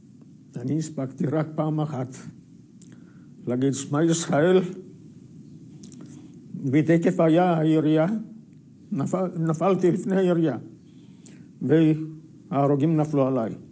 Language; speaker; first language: Hebrew; non-native, fluent; Yiddish